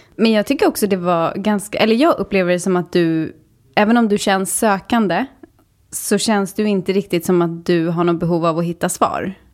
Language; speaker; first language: Swedish; native; Swedish